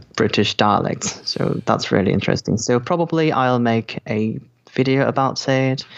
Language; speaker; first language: English; non-native, fluent; Korean